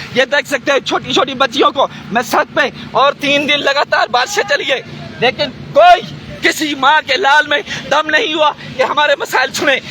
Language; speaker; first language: Urdu; non-native, local second language; Sindhi